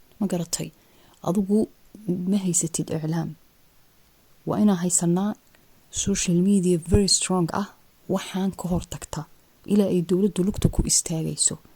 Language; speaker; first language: Somali; native; Somali